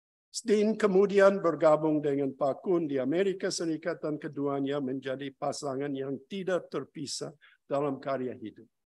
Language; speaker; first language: Indonesian; non-native, fluent; English